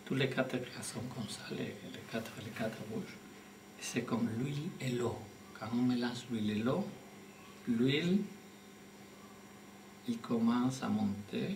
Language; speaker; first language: French; non-native, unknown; Spanish